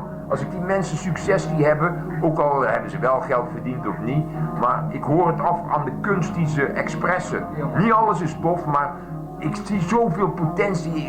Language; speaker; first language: Dutch; native; Dutch